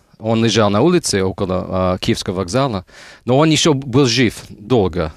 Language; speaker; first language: Russian; non-native, fluent; English